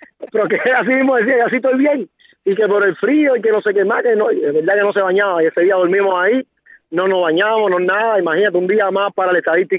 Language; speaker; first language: Spanish; native; Spanish